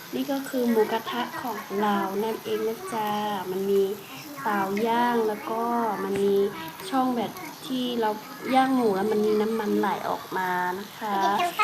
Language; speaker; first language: Thai; non-native, local second language; Hmong